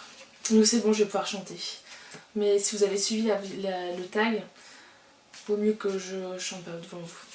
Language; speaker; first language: French; native; French